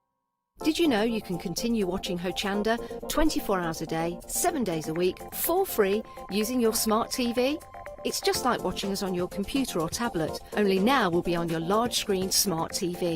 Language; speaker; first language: English; native; English